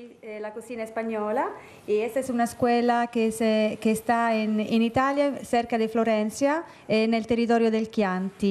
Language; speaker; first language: Spanish; non-native, fluent; Italian